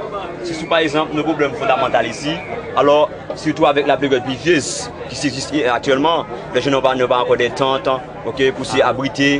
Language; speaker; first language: French; non-native, local second language; Haitian Creole